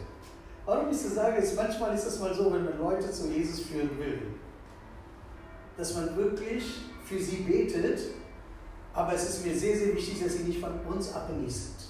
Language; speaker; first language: German; non-native, fluent; Tamil